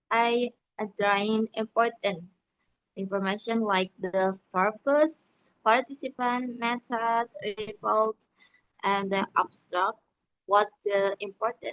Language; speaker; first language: English; non-native, learner; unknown